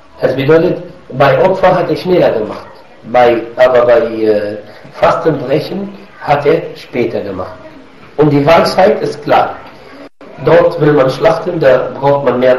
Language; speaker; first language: German; non-native, fluent; Arabic